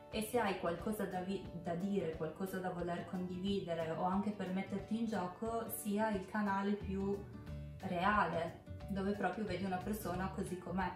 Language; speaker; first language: Italian; native; Italian